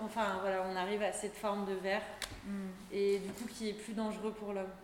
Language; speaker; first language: French; native; French